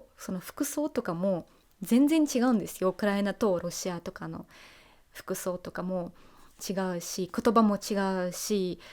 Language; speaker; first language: Japanese; non-native, fluent; Russian